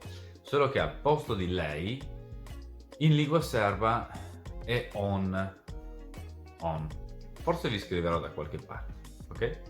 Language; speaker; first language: Italian; non-native, fluent; Serbian